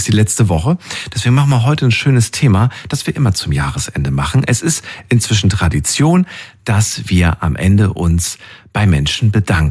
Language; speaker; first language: German; native; German